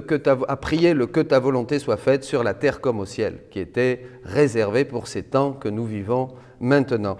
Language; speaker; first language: French; native; French